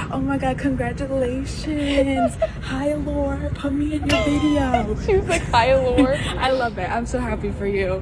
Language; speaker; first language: English; native; English